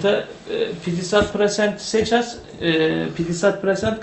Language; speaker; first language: Russian; non-native, learner; Turkish